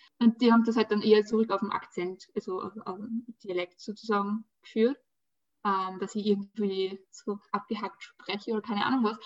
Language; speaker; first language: German; early bilingual, other home language; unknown